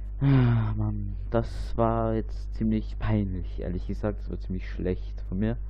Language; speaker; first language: German; native; German